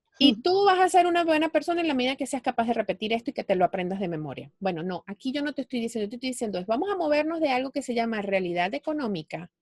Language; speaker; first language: Spanish; native; Spanish